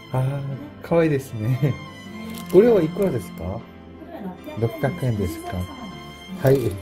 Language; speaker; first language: Japanese; non-native, learner; Korean